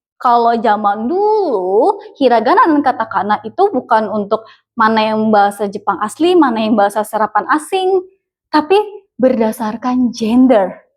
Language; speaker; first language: Indonesian; native; Indonesian